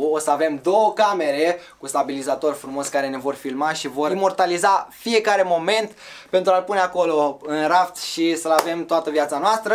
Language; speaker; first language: Romanian; native; Romanian